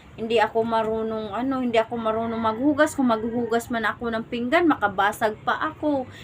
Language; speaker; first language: Filipino; non-native, local second language; Cebuano